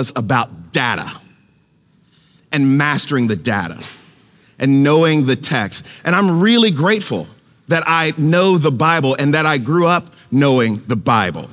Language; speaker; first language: English; native; English